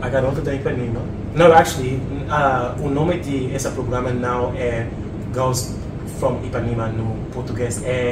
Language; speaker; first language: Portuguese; non-native, learner; English